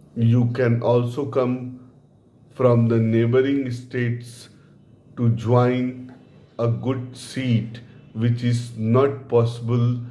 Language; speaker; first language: English; non-native, local second language; Hindi